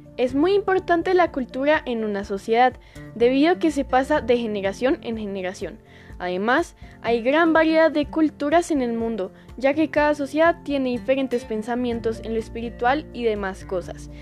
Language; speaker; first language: Spanish; native; Spanish